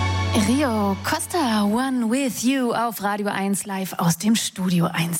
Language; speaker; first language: German; native; German